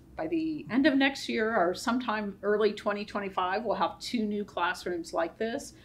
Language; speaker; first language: English; native; English